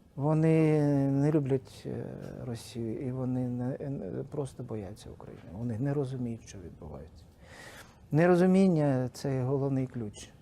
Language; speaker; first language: Ukrainian; non-native, local second language; Russian